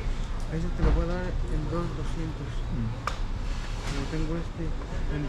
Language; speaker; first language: Spanish; native; Spanish